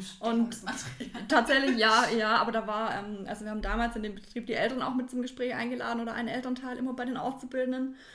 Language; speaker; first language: German; native; German